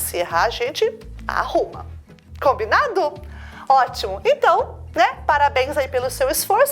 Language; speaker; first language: Portuguese; native; Portuguese